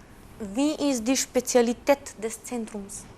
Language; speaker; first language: German; non-native, fluent; Macedonian